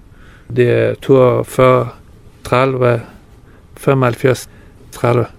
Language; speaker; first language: Danish; non-native, fluent; Persian